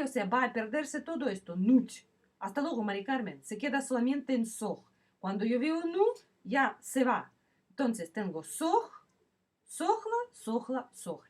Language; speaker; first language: Spanish; non-native, fluent; Russian